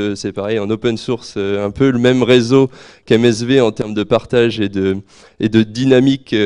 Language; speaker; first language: French; native; French